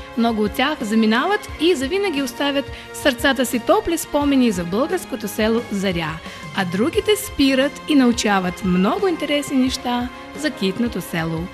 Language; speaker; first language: Bulgarian; early bilingual, heritage; Bulgarian